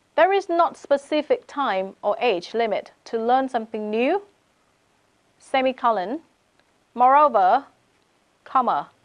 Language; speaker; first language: English; non-native, fluent; Vietnamese